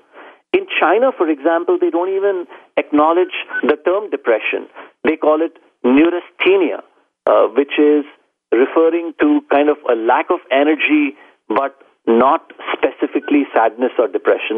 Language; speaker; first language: English; non-native, local second language; Hindi